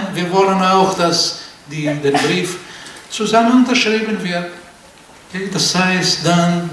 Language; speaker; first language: German; non-native, fluent; Portuguese